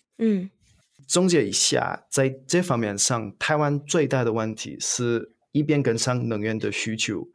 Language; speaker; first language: Chinese; non-native, fluent; English